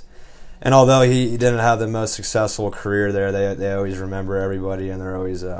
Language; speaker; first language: English; native; English